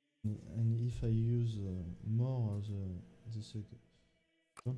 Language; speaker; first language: English; non-native, learner; French